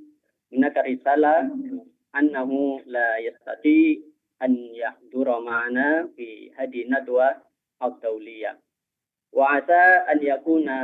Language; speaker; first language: Arabic; non-native, fluent; Indonesian